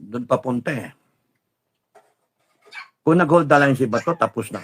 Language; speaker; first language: Filipino; native; Filipino